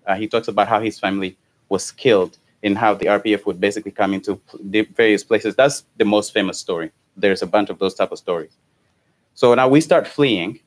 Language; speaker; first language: English; non-native, local second language; Kinyarwanda